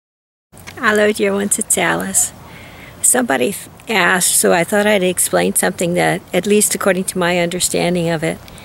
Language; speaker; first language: English; native; English